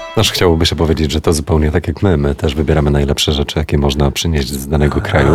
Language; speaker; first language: Polish; native; Polish